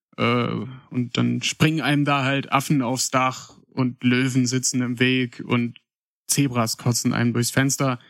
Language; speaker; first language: German; native; German